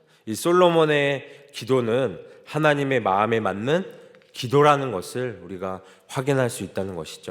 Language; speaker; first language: Korean; native; Korean